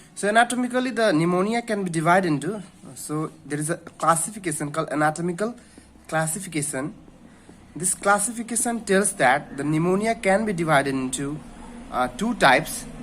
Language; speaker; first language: English; non-native, local second language; Nepali